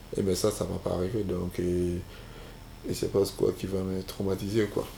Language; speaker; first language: French; non-native, local second language; Bambara